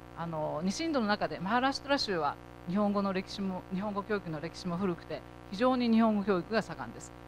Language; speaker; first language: Japanese; native; Japanese